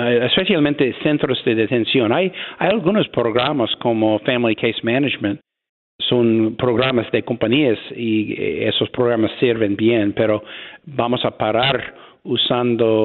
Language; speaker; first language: Spanish; non-native, fluent; English